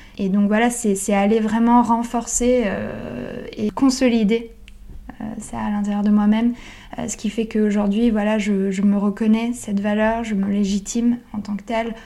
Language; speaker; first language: French; non-native, fluent; Italian